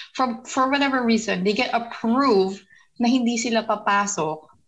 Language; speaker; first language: English; non-native, local second language; Filipino